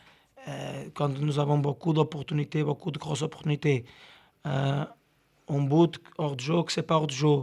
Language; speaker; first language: French; non-native, learner; Portuguese